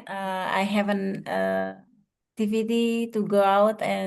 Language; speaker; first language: English; non-native, learner; Indonesian